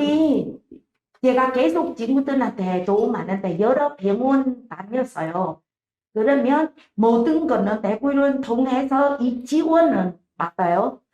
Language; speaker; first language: Korean; non-native, learner; Vietnamese